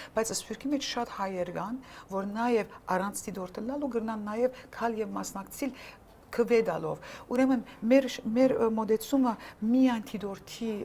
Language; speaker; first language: Armenian; early bilingual, heritage; Armenian